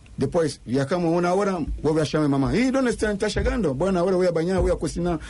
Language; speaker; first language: Spanish; non-native, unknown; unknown